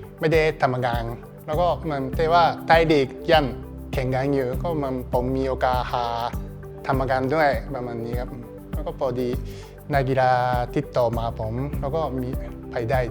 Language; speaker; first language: Thai; non-native, learner; Japanese